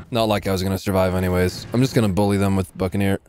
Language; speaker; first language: English; native; English